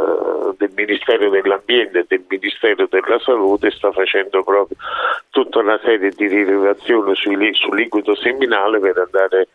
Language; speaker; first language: Italian; native; Italian